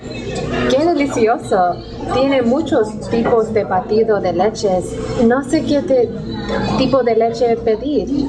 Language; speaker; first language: Spanish; non-native, learner; English